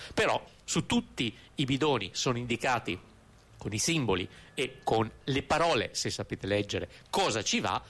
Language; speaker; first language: Italian; native; Italian